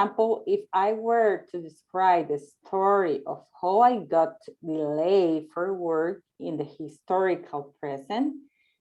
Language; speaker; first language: English; non-native, learner; Spanish